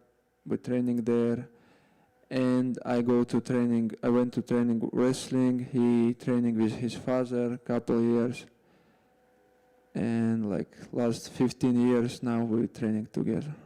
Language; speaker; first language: English; non-native, learner; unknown